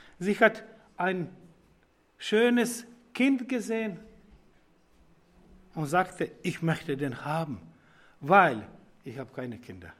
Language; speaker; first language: German; non-native, learner; Croatian